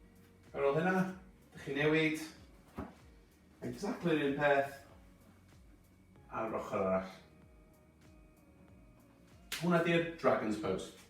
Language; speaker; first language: Welsh; native; Welsh